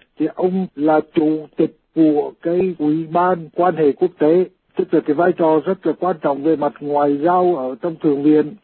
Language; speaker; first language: Vietnamese; native; Vietnamese